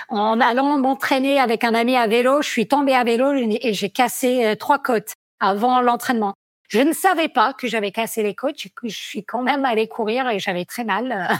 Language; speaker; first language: French; non-native, fluent; English